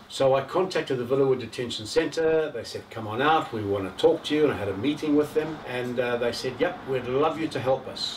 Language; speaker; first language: English; native; English